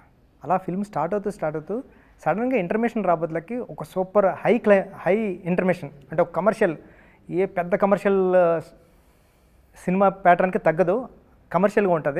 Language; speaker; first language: Telugu; native; Telugu